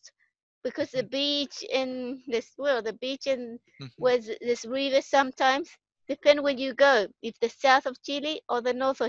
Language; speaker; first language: English; non-native, fluent; Spanish